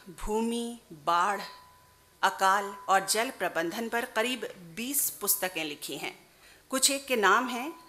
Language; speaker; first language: Hindi; native; Hindi